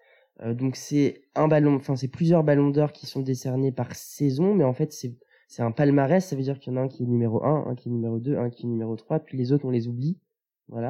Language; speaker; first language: French; native; French